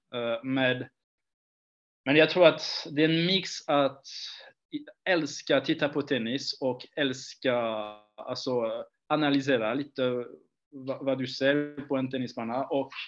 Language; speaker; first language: Swedish; non-native, fluent; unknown